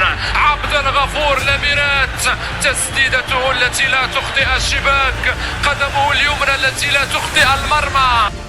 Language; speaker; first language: Arabic; native; Arabic